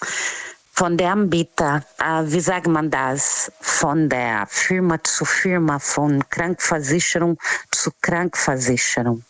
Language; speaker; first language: German; non-native, learner; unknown